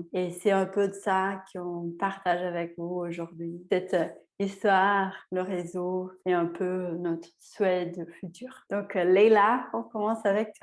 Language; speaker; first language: French; non-native, fluent; Portuguese